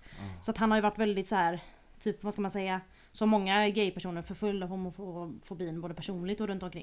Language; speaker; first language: Swedish; native; Swedish